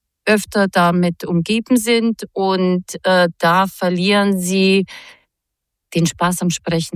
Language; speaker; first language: German; non-native, fluent; Croatian